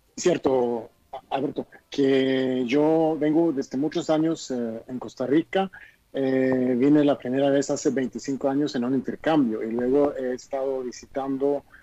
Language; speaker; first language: Spanish; non-native, fluent; Swedish